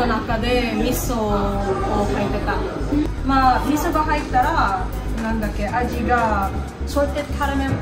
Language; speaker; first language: Japanese; non-native, learner; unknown